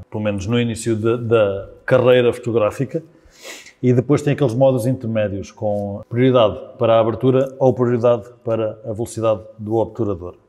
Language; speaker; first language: Portuguese; native; Portuguese